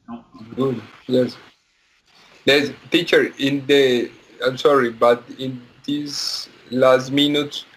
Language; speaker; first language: English; non-native, learner; Spanish